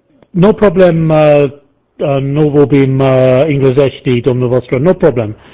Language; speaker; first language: Romanian; non-native, learner; English